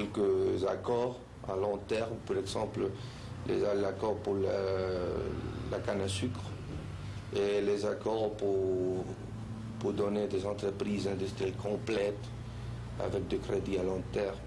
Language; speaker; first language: French; non-native, fluent; Spanish